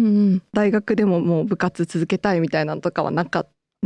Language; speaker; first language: Japanese; native; Japanese